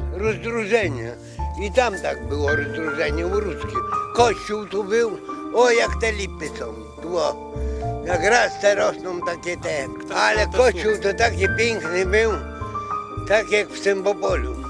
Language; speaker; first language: Polish; non-native, local second language; Ukrainian